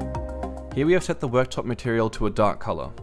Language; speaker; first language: English; native; English